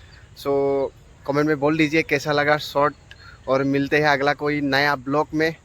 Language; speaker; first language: Hindi; non-native, local second language; Assamese